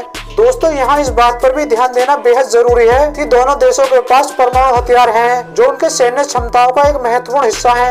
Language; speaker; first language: Hindi; native; Hindi